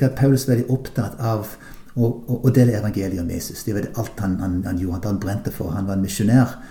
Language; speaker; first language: Norwegian; non-native, fluent; English